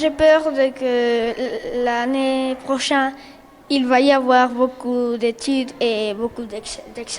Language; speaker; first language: French; non-native, fluent; Spanish